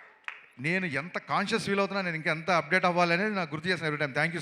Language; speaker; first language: Telugu; native; Telugu